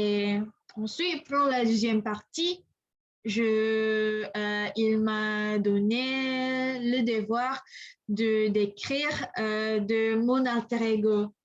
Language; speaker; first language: French; non-native, learner; English